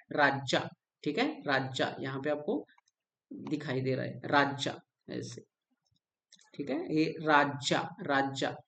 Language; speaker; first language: Hindi; non-native, local second language; Marathi